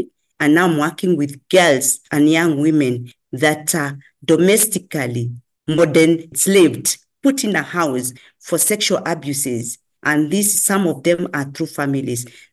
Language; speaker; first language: English; non-native, local second language; Kikuyu